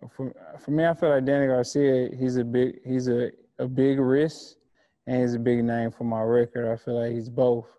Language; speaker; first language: English; native; English